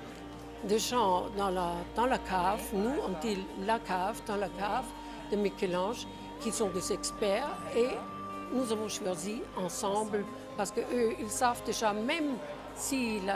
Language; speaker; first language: French; non-native, fluent; Czech